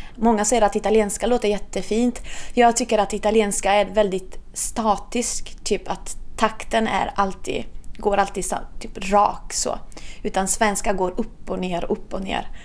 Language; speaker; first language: Swedish; non-native, fluent; Italian